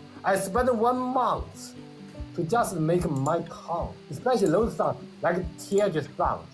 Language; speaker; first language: English; non-native, learner; Vietnamese